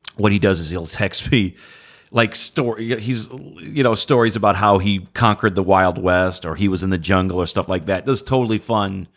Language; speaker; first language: English; native; English